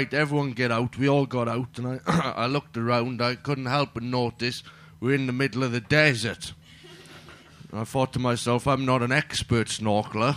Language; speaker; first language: English; native; English